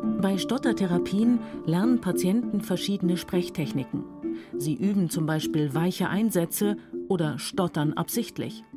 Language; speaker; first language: German; native; German